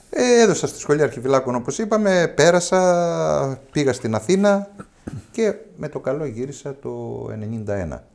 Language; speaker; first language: Greek; native; Greek